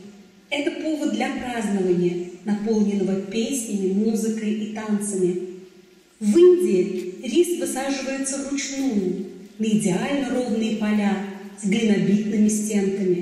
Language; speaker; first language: Russian; native; Russian